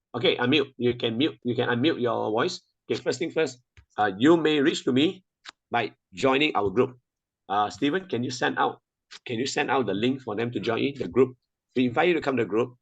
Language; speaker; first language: English; non-native, local second language; Chinese